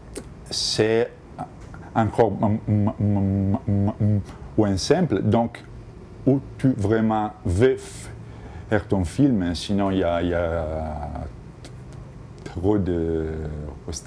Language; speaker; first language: French; non-native, fluent; Italian